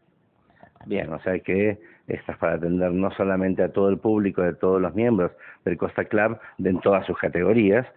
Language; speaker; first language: Spanish; native; Spanish